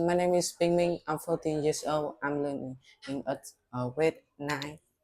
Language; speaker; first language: English; non-native, learner; Vietnamese